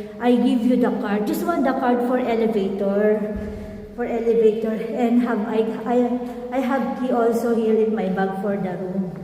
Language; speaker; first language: English; non-native, learner; Filipino